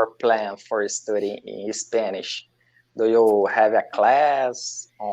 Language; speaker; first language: English; non-native, learner; Portuguese